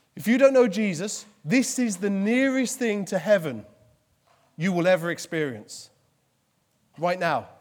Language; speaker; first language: English; native; English